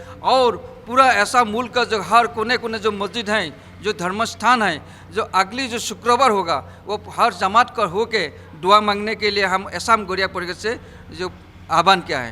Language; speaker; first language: Hindi; non-native, local second language; Assamese